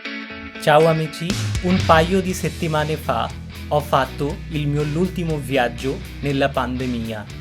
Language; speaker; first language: Italian; non-native, fluent; Bangla